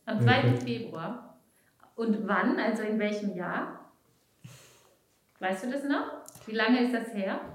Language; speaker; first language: German; native; German